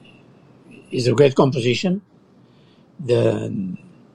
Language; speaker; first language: English; non-native, fluent; French